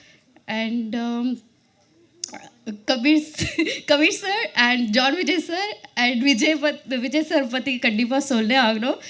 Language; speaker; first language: Tamil; non-native, learner; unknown